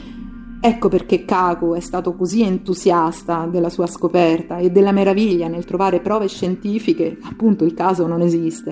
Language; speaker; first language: Italian; native; Italian